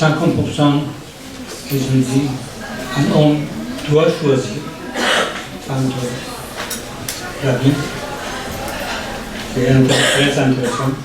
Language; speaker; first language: French; non-native, learner; Persian